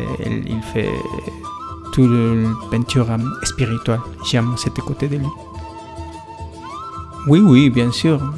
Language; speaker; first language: French; non-native, learner; Spanish